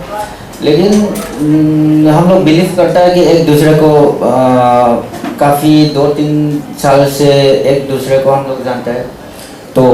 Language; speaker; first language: Hindi; non-native, local second language; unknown